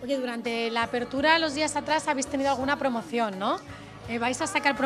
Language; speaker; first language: Spanish; native; Spanish